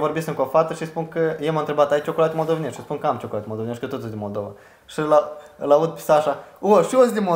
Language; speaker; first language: Romanian; native; Romanian